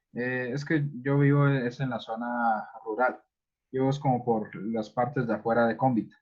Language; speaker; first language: Spanish; native; Spanish